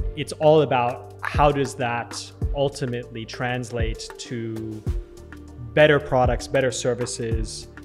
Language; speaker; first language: English; native; English